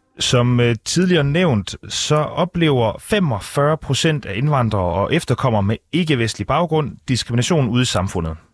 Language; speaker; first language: Danish; native; Danish